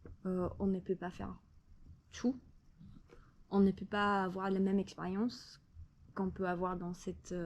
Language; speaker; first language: French; non-native, fluent; English